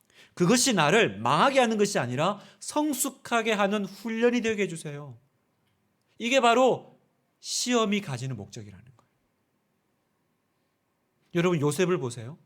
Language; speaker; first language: Korean; native; Korean